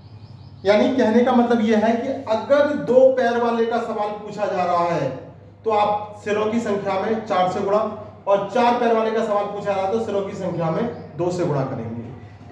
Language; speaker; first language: Hindi; native; Hindi